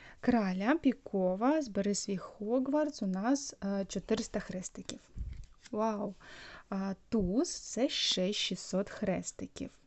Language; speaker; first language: Ukrainian; non-native, local second language; Russian